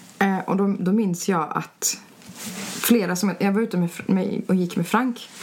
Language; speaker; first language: Swedish; early bilingual, other home language; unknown